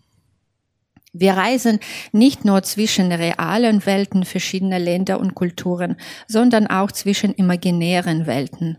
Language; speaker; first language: German; non-native, fluent; Belarusian